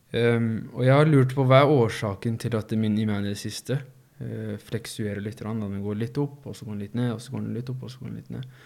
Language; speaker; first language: Norwegian; early bilingual, other home language; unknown